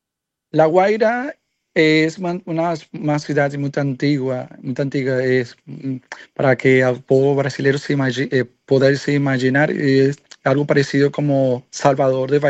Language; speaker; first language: Portuguese; non-native, learner; Spanish